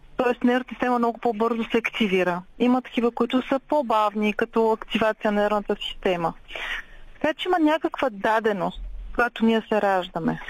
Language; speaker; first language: Bulgarian; native; Bulgarian